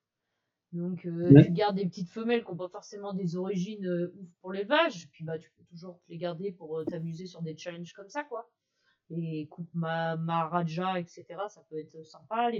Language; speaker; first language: French; native; French